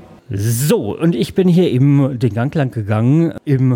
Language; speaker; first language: German; native; German